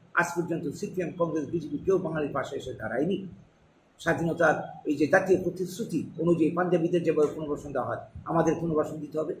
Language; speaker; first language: Bangla; native; Bangla